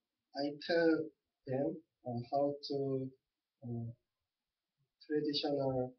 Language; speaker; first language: English; non-native, learner; Korean